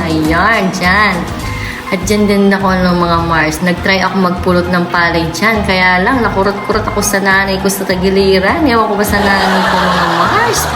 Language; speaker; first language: Filipino; non-native, local second language; Pampanga